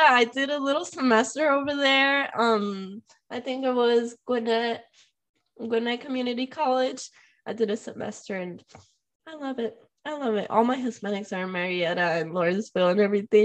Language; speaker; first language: English; non-native, fluent; Spanish